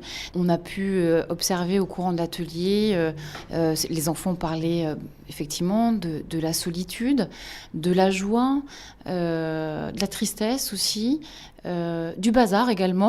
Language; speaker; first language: French; native; French